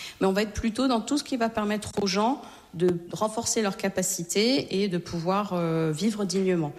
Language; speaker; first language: French; native; French